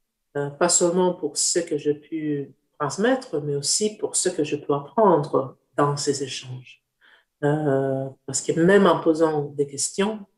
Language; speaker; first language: French; non-native, fluent; Italian